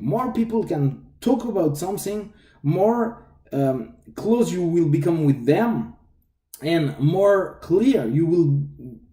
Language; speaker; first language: English; non-native, fluent; French